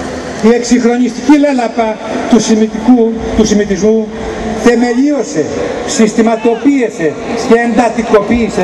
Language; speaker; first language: Greek; native; Greek